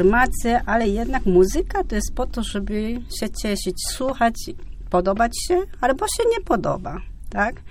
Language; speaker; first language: Polish; non-native, fluent; Japanese